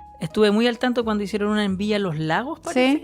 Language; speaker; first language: Spanish; native; Spanish